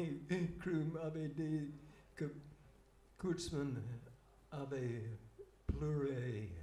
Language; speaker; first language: French; non-native, fluent; English